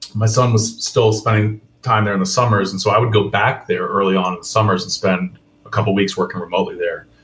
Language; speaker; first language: English; native; English